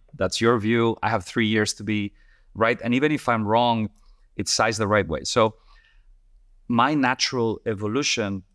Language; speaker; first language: English; non-native, fluent; Spanish